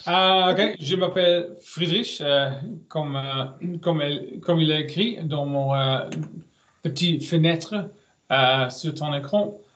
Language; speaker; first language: French; non-native, learner; German